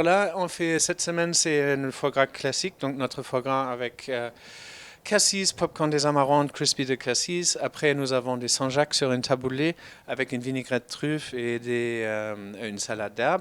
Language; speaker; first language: French; non-native, fluent; German